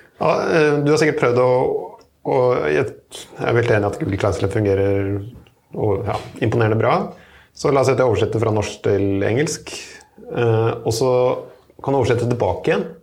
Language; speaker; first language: Norwegian; native; Norwegian